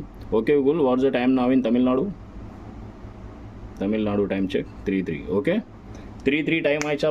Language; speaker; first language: Tamil; non-native, local second language; Kannada